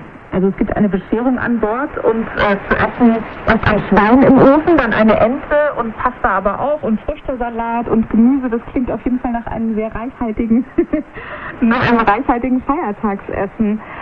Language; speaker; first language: German; native; German